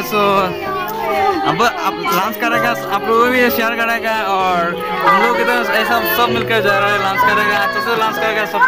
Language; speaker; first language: Hindi; non-native, local second language; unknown